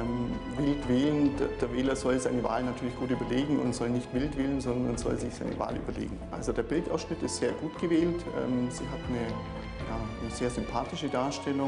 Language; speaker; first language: German; native; German